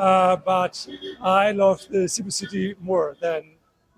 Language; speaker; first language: English; non-native, fluent; German